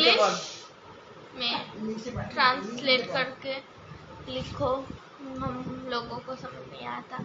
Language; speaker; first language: Hindi; non-native, local second language; Bangla